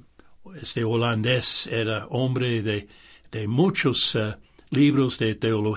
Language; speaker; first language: Spanish; non-native, fluent; English